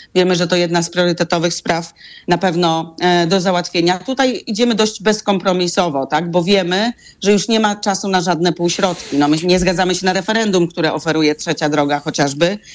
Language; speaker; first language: Polish; native; Polish